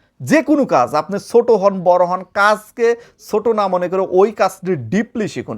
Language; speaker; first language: Bangla; native; Bangla